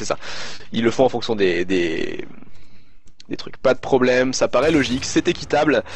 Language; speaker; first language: French; native; French